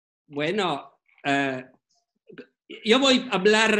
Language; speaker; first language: Spanish; non-native, fluent; Italian